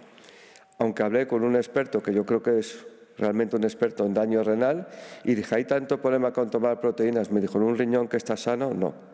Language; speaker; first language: Spanish; native; Spanish